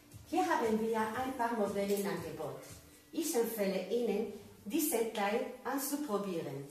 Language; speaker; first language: German; non-native, learner; Spanish